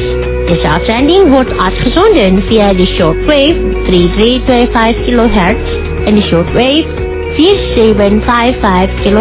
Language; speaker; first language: Dutch; non-native, learner; Indonesian